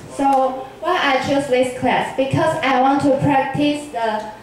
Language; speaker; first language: English; non-native, learner; Chinese